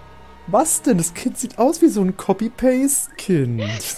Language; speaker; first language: German; native; German